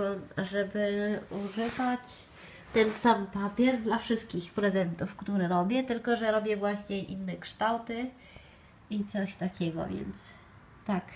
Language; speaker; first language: Polish; non-native, fluent; Italian